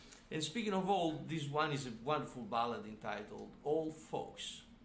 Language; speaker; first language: English; non-native, fluent; Italian